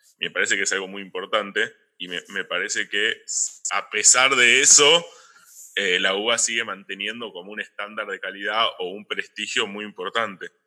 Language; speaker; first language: Spanish; native; Spanish